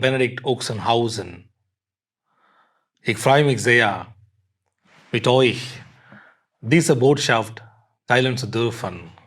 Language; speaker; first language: German; non-native, fluent; Tamil